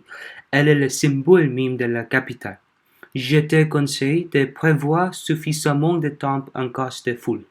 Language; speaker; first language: French; non-native, learner; Korean